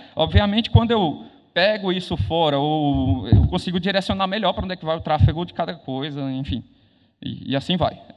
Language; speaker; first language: Portuguese; native; Portuguese